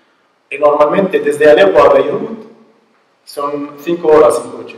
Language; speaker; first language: Spanish; non-native, learner; Arabic